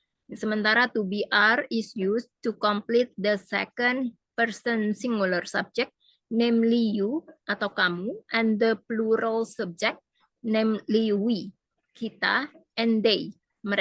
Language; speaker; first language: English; non-native, fluent; Indonesian